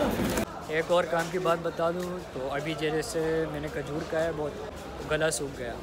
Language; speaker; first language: Urdu; native; Urdu